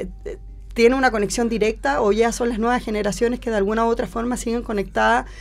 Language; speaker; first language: Spanish; native; Spanish